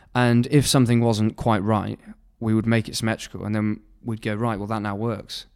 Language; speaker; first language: English; native; English